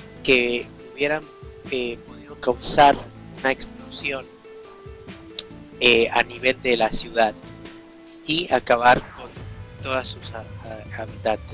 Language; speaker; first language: Spanish; native; Spanish